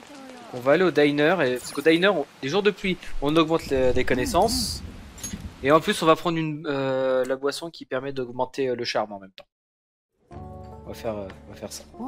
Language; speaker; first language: French; native; French